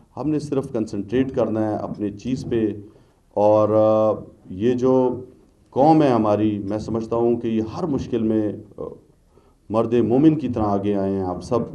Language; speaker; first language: Urdu; non-native, local second language; Pashto